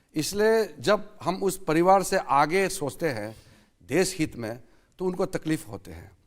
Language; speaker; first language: Hindi; non-native, local second language; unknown